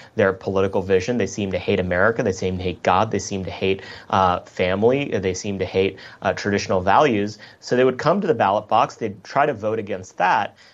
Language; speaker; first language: English; native; English